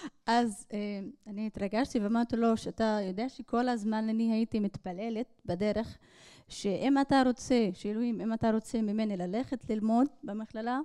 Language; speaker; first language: Hebrew; non-native, local second language; Arabic